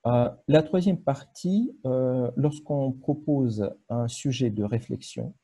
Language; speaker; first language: French; non-native, fluent; Russian